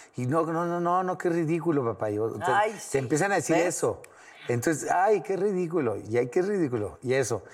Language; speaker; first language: Spanish; native; Spanish